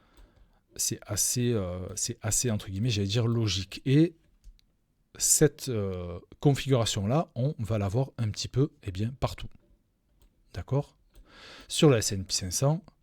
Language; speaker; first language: French; native; French